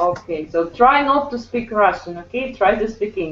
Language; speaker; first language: English; non-native, fluent; Russian